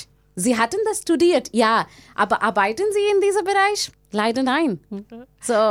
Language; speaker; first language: German; non-native, fluent; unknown